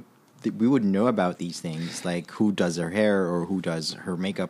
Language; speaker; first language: English; non-native, local second language; Filipino